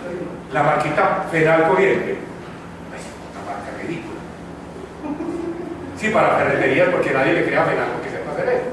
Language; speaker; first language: Spanish; native; Spanish